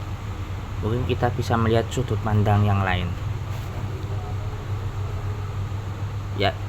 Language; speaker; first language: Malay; non-native, local second language; Javanese